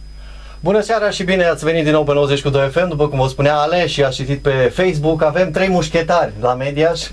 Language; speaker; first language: Romanian; native; Romanian